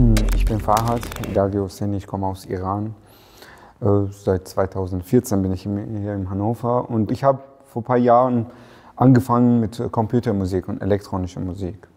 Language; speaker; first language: German; non-native, fluent; Persian